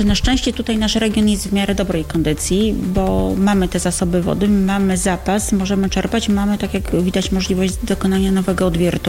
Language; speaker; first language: Polish; native; Polish